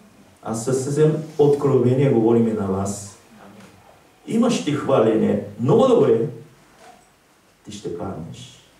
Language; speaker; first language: Bulgarian; non-native, learner; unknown